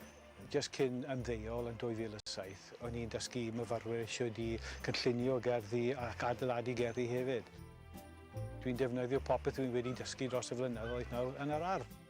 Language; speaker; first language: Welsh; non-native, local second language; English